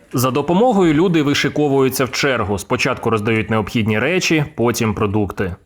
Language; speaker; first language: Ukrainian; native; Ukrainian